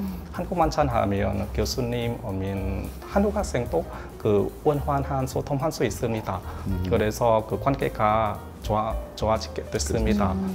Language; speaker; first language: Korean; non-native, learner; Vietnamese